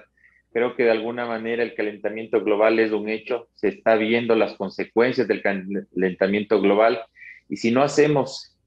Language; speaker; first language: Spanish; native; Spanish